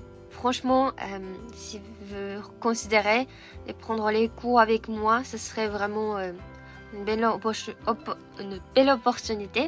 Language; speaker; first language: French; non-native, fluent; Japanese